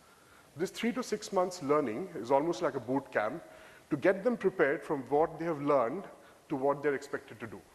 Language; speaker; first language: English; non-native, local second language; Bangla